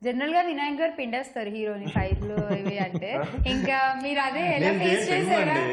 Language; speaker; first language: Telugu; native; Telugu